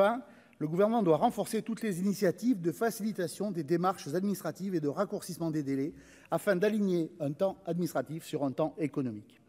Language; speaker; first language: French; native; French